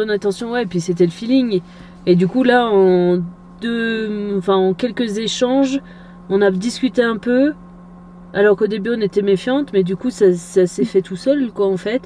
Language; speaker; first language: French; native; French